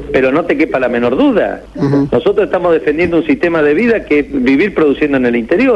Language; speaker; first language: Spanish; native; Spanish